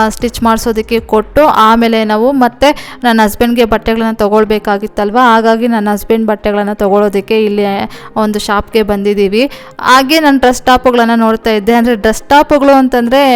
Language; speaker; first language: Kannada; non-native, local second language; Telugu